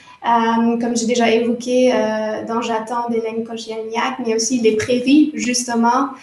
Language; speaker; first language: French; non-native, fluent; German